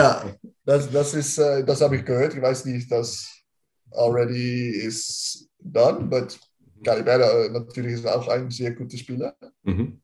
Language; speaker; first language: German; non-native, learner; Dutch